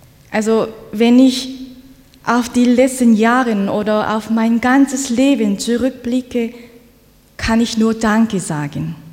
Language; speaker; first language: German; non-native, fluent; Korean